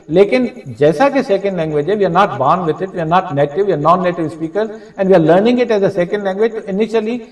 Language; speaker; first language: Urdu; non-native, local second language; Sindhi